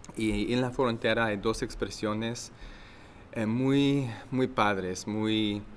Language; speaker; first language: Spanish; non-native, learner; English